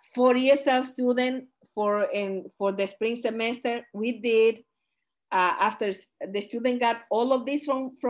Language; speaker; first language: English; non-native, fluent; Spanish